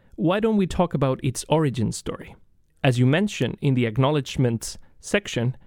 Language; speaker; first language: English; non-native, fluent; Spanish